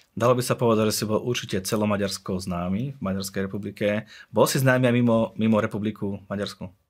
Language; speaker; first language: Slovak; native; Slovak